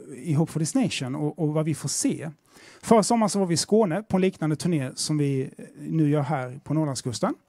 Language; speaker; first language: Swedish; native; Swedish